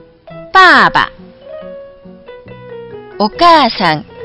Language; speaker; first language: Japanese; non-native, fluent; Chinese